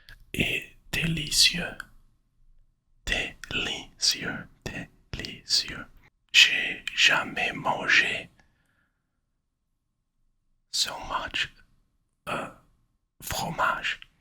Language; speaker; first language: French; non-native, learner; English